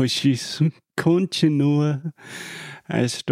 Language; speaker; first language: Portuguese; non-native, fluent; English